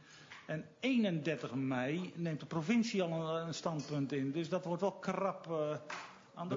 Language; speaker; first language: Dutch; native; Dutch